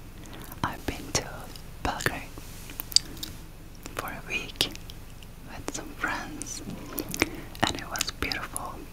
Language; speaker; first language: English; non-native, fluent; Turkish